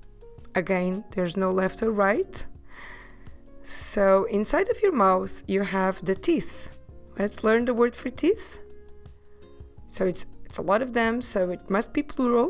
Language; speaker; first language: English; non-native, fluent; Portuguese